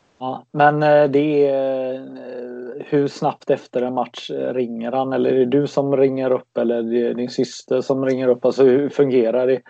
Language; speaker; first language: Swedish; native; Swedish